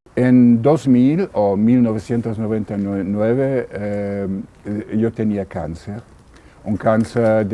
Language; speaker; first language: Spanish; non-native, learner; German